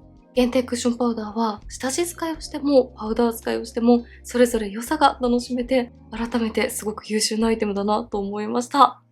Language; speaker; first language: Japanese; native; Japanese